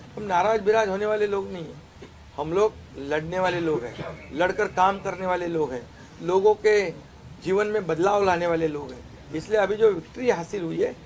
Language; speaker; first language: Hindi; non-native, local second language; Marathi